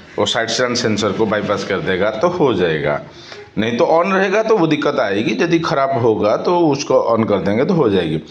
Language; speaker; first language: Hindi; non-native, local second language; Odia